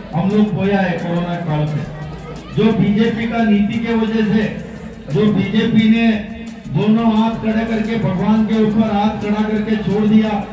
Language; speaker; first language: Hindi; non-native, local second language; Kannada